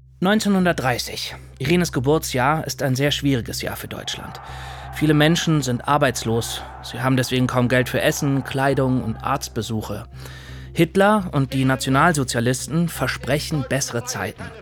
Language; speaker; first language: German; native; German